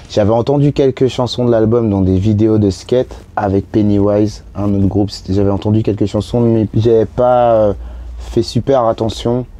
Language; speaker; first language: French; native; French